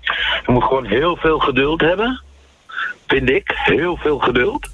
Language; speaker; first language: Dutch; non-native, fluent; Spanish